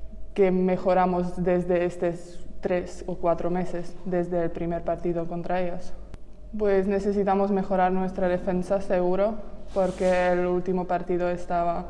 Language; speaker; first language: Spanish; non-native, learner; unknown